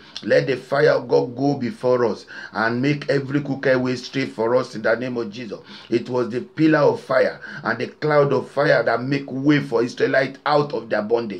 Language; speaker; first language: English; non-native, local second language; Yoruba